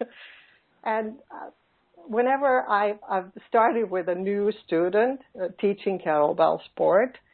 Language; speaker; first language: English; non-native, fluent; Finnish